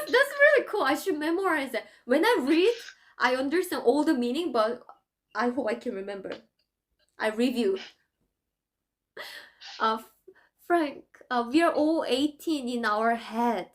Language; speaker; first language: English; non-native, fluent; Korean